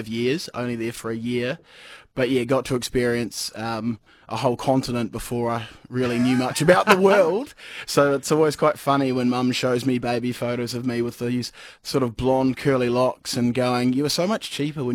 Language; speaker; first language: English; native; English